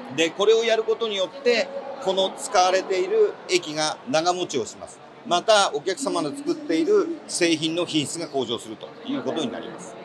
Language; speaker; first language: Japanese; native; Japanese